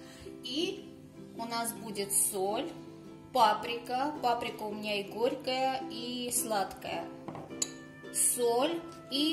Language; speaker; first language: Russian; non-native, fluent; Armenian